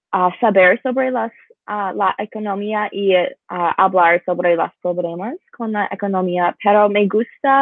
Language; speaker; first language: Spanish; non-native, learner; English